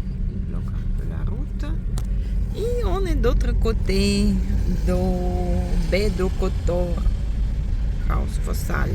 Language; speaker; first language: French; non-native, fluent; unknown